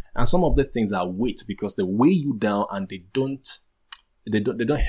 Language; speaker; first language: English; non-native, local second language; Yoruba